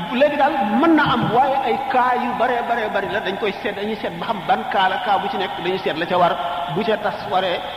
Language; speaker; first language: Wolof; native; Wolof